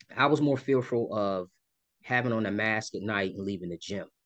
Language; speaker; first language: English; native; English